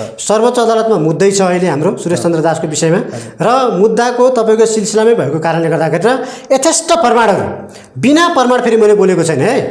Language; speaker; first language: Nepali; native; Nepali